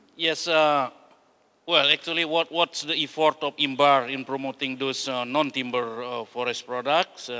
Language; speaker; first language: English; non-native, fluent; Indonesian